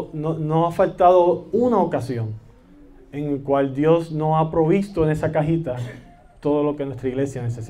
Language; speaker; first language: Spanish; native; Spanish